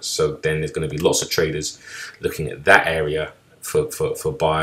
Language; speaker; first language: English; native; English